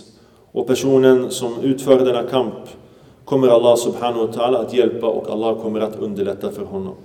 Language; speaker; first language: Swedish; early bilingual, other home language; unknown